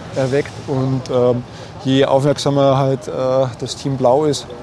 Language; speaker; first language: German; native; German